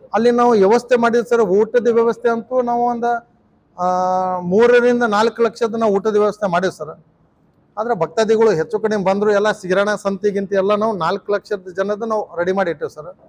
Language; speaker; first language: Kannada; non-native, local second language; Lambadi